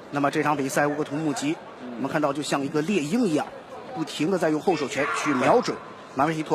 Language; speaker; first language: Chinese; native; Chinese